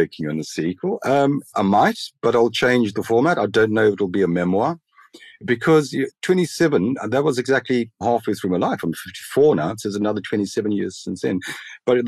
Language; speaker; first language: English; native; English